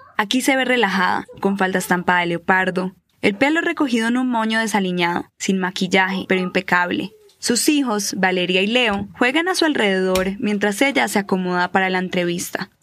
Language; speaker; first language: Spanish; native; Spanish